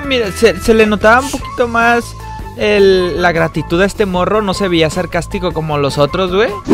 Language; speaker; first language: Spanish; native; Spanish